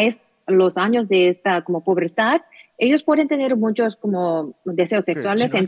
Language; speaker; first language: Spanish; non-native, learner; Korean